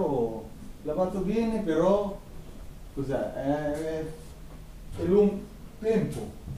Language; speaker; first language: Italian; non-native, learner; Filipino